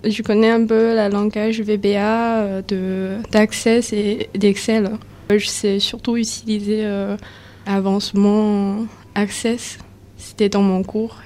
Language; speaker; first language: French; non-native, fluent; Chinese